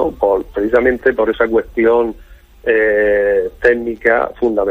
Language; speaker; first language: Spanish; native; Spanish